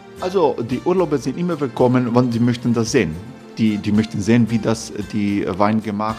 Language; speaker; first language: German; non-native, learner; Croatian